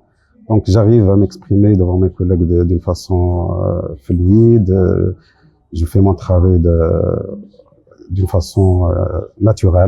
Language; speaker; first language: French; non-native, local second language; Arabic